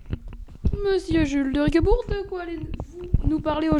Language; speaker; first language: French; native; French